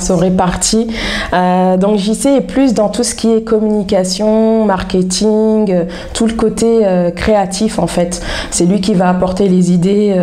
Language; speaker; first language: French; native; French